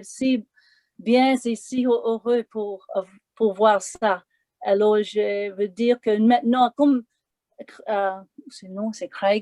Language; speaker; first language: French; non-native, learner; English